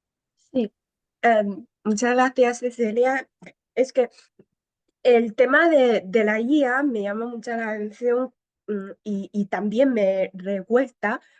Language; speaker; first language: Spanish; non-native, learner; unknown